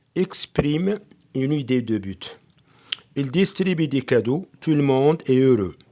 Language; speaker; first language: French; non-native, local second language; Arabic